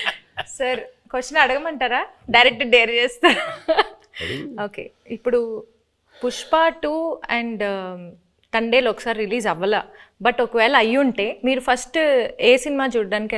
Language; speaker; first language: Telugu; native; Telugu